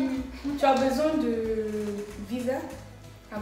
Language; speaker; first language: French; non-native, learner; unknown